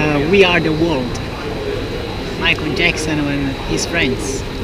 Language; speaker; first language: English; non-native, fluent; Portuguese